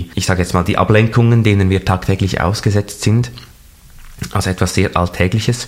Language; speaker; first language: German; native; German